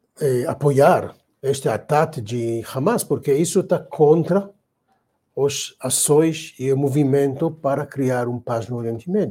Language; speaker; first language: Portuguese; non-native, learner; Hebrew